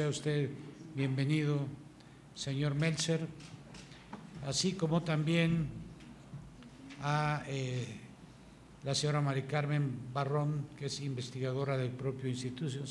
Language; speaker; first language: Spanish; native; Spanish